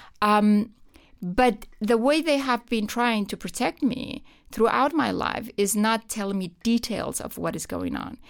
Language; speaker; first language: English; non-native, fluent; Persian